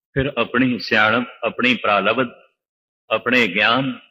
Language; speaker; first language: Hindi; non-native, local second language; Punjabi